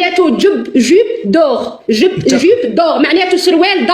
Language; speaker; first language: Arabic; native; Arabic